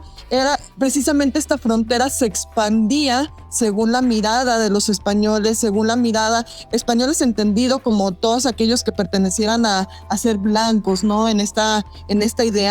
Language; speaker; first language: Spanish; native; Spanish